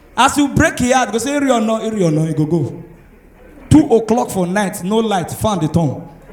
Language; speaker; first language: Nigerian Pidgin; native; Nigerian Pidgin